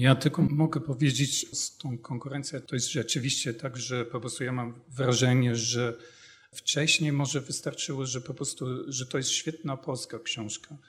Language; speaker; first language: Polish; non-native, fluent; German